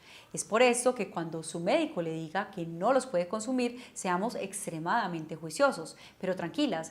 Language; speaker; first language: Spanish; native; Spanish